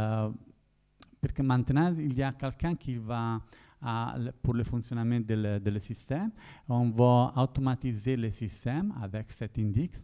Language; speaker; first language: French; non-native, learner; Italian